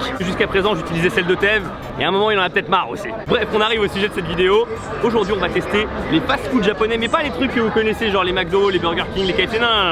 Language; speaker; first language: French; native; French